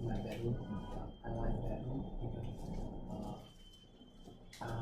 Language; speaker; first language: English; non-native, learner; Vietnamese